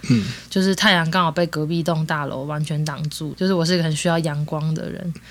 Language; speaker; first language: Chinese; native; Chinese